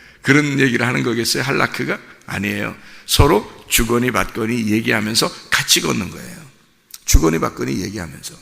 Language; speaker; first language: Korean; native; Korean